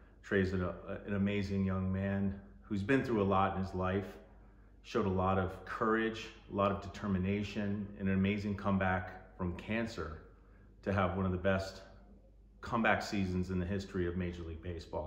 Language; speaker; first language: English; native; English